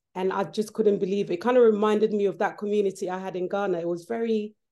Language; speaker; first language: English; early bilingual, other home language; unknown